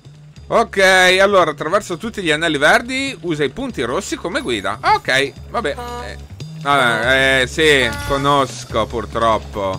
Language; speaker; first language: Italian; native; Italian